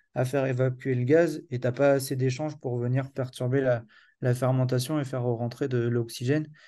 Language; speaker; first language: French; native; French